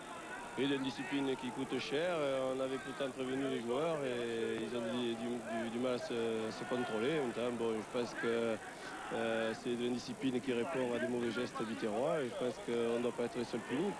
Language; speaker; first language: French; native; French